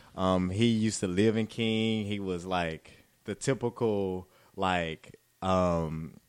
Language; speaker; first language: English; native; English